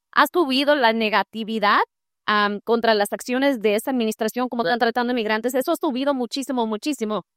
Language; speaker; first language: Spanish; early bilingual, heritage; Spanish